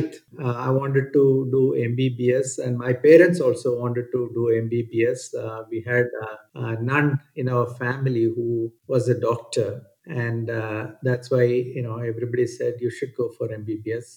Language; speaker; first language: English; non-native, local second language; Malayalam